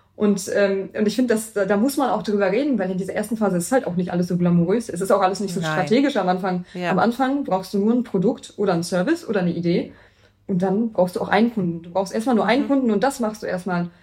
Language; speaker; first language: German; native; German